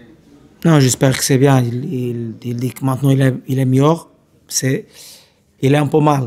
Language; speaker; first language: French; non-native, learner; Portuguese